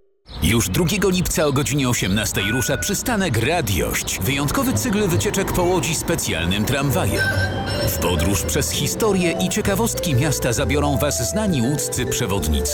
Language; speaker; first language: Polish; native; Polish